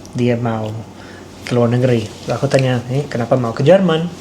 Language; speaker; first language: Indonesian; non-native, fluent; English